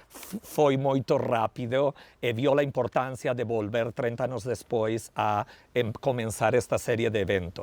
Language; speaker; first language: Portuguese; non-native, learner; Spanish